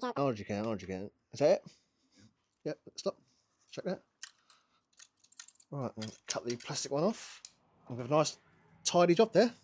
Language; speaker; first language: English; native; English